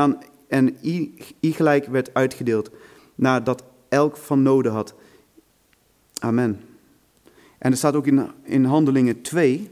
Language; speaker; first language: Dutch; non-native, fluent; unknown